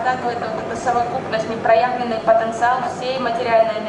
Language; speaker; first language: Russian; native; Russian